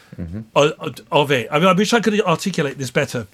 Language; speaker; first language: English; native; English